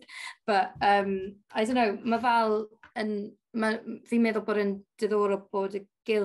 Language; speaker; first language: Welsh; non-native, local second language; English